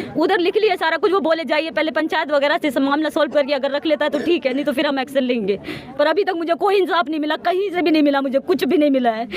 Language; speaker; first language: Hindi; native; Hindi